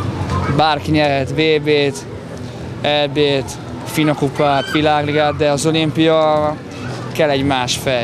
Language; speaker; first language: Hungarian; non-native, fluent; Italian